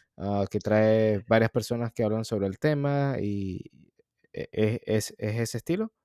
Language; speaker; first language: Spanish; native; Spanish